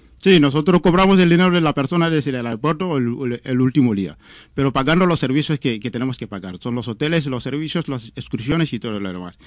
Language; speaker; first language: Spanish; non-native, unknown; Wolof